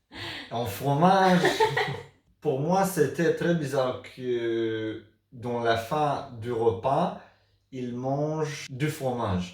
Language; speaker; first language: French; non-native, learner; Hebrew